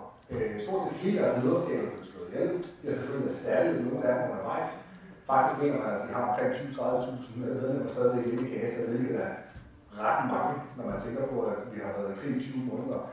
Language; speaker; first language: Danish; native; Danish